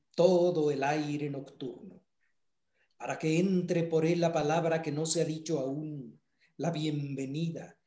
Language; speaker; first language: Spanish; native; Spanish